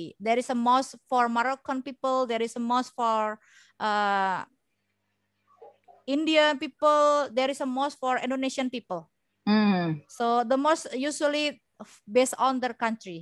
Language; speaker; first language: English; non-native, learner; Indonesian